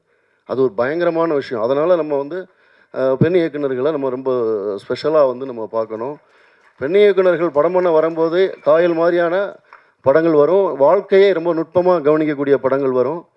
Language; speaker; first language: Tamil; native; Tamil